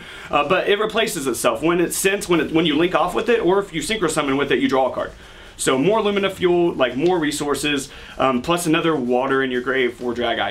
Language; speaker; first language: English; native; English